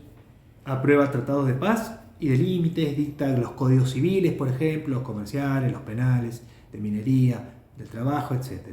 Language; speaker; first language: Spanish; native; Spanish